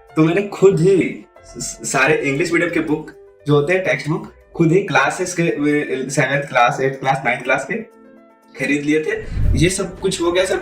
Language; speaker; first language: Hindi; native; Hindi